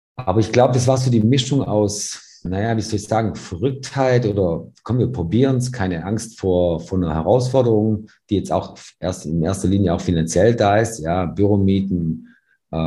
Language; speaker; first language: German; early bilingual, other home language; Serbian